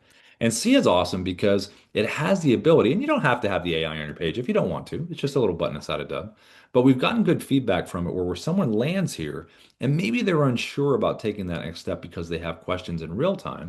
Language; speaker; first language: English; native; English